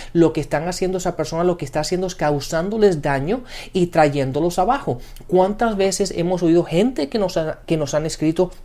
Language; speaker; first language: Spanish; early bilingual, heritage; Spanish